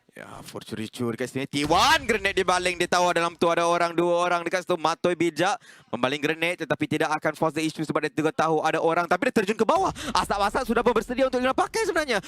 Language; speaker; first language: Malay; native; Malay